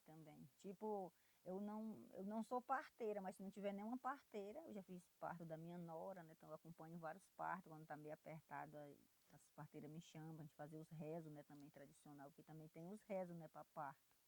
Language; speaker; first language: Portuguese; non-native, local second language; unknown